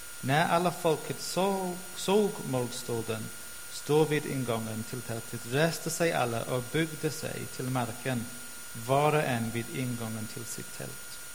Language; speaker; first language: Swedish; non-native, fluent; English